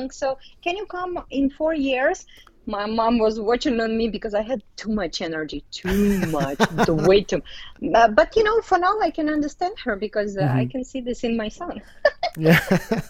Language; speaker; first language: English; non-native, fluent; Uzbek